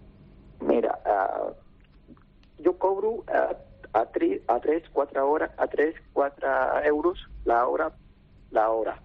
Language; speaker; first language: Catalan; non-native, local second language; Spanish